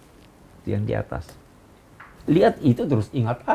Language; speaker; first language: Indonesian; native; Indonesian